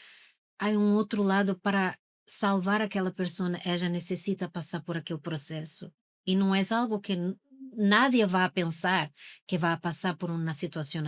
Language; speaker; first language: Portuguese; non-native, learner; Spanish